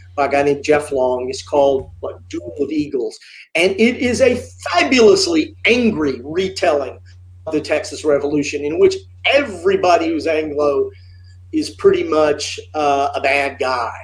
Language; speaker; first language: English; native; English